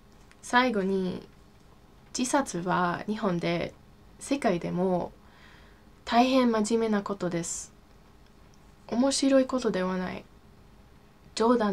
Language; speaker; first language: Japanese; non-native, fluent; English